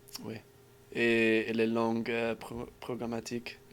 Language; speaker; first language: French; non-native, learner; English